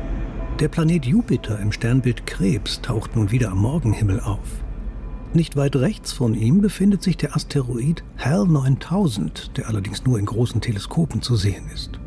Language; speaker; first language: German; native; German